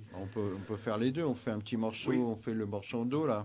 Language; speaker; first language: French; native; French